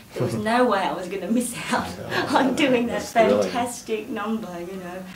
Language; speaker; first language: English; native; English